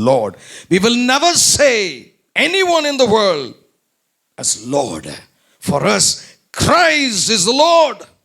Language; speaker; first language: English; non-native, local second language; Tamil